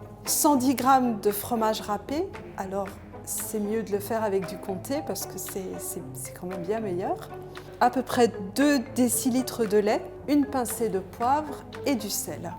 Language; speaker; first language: French; native; French